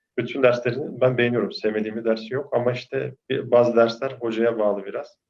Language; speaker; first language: Turkish; native; Turkish